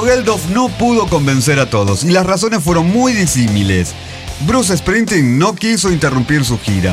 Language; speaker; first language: Spanish; native; Spanish